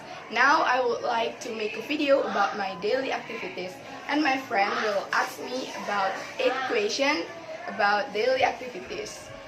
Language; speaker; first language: English; non-native, learner; Indonesian